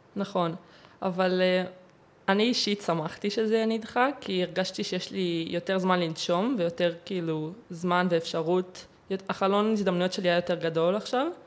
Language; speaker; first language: Hebrew; native; Hebrew